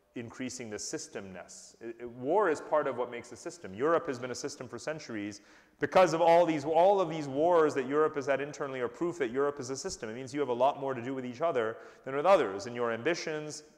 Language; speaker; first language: English; native; English